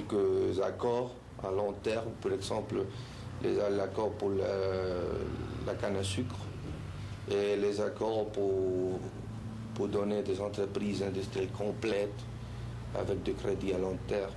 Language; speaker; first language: French; non-native, fluent; Spanish